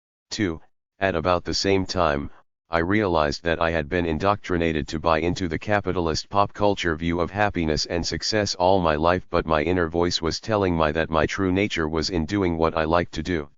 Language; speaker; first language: English; native; English